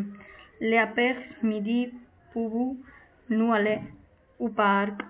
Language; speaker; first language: French; non-native, learner; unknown